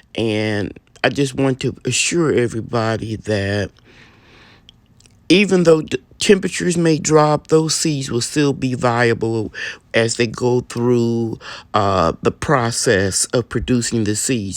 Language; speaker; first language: English; native; English